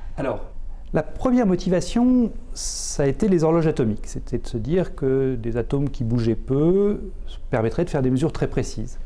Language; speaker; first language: French; native; French